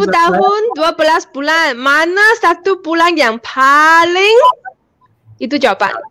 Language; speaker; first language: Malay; non-native, local second language; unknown